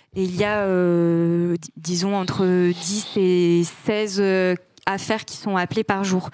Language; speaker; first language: French; native; French